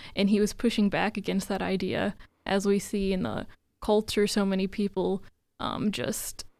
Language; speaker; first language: English; native; English